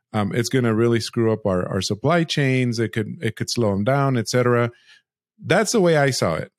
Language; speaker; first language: English; early bilingual, other home language; Spanish